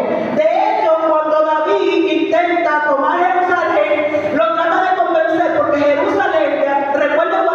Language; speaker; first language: Spanish; native; Spanish